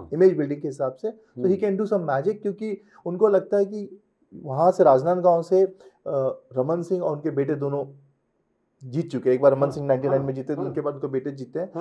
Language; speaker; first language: Hindi; non-native, local second language; Telugu